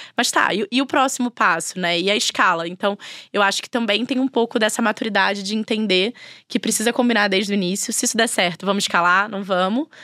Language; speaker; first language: Portuguese; native; Portuguese